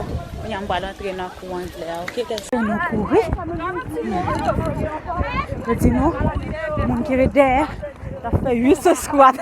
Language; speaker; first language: French; non-native, learner; Haitian Creole